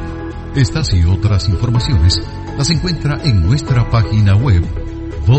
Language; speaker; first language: Spanish; native; Spanish